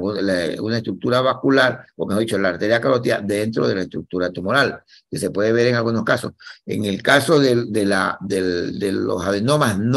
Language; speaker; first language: Spanish; native; Spanish